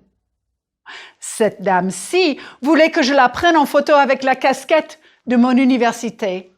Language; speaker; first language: French; non-native, fluent; English